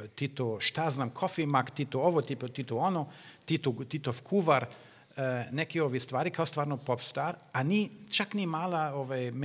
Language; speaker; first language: Croatian; non-native, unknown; German